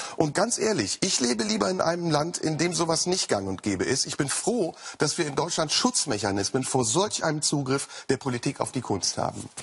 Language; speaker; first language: German; early bilingual, other home language; Turkish